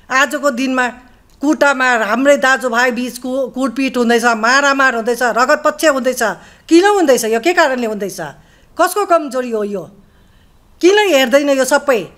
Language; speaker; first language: Nepali; native; Nepali